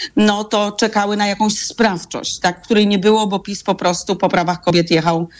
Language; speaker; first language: Polish; native; Polish